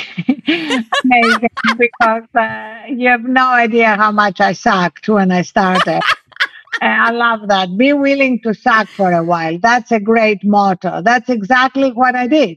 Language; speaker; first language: English; non-native, fluent; Greek